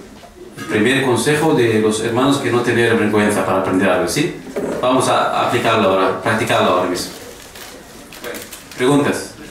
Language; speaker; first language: Spanish; non-native, fluent; Arabic